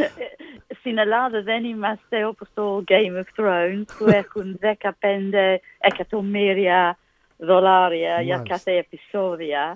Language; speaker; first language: Greek; non-native, learner; English